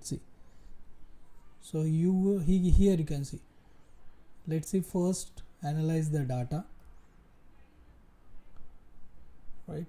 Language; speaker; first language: English; non-native, local second language; Hindi